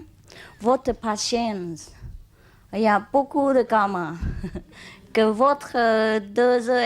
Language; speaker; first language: French; non-native, learner; Vietnamese